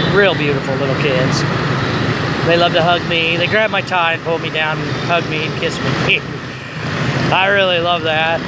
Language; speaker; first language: English; native; English